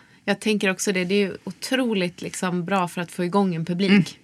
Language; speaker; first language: Swedish; native; Swedish